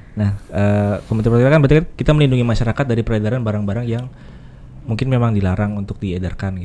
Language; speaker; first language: Indonesian; native; Indonesian